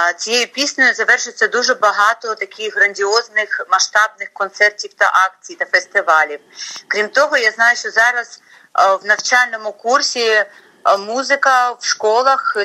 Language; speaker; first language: Ukrainian; native; Ukrainian